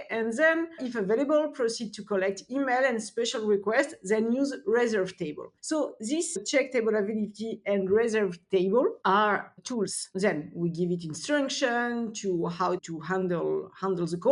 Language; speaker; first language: English; non-native, fluent; French